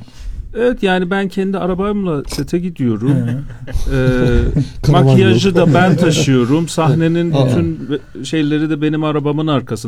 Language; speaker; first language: Turkish; non-native, fluent; Azerbaijani